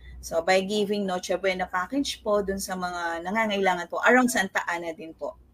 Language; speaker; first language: Filipino; non-native, local second language; Pampanga